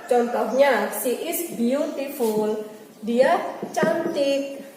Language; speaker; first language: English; non-native, learner; Indonesian